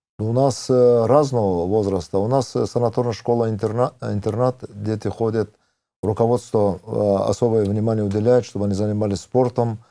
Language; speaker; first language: Russian; non-native, local second language; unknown